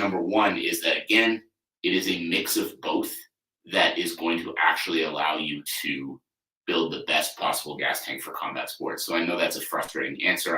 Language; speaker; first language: English; native; English